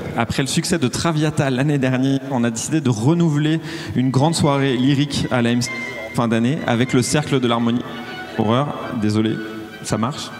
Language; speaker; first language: French; native; French